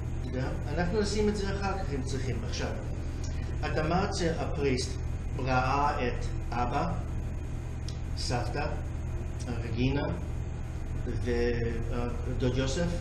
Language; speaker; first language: Hebrew; early bilingual, heritage; English